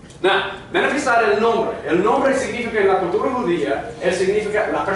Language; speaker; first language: Spanish; non-native, fluent; English